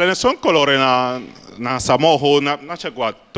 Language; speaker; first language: Polish; non-native, learner; Spanish